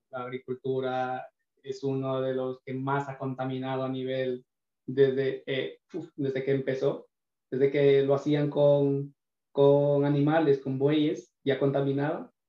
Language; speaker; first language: Spanish; native; Spanish